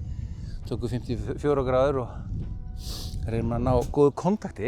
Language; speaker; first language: Icelandic; native; Icelandic